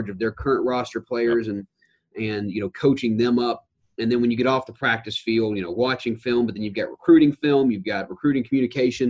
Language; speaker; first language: English; native; English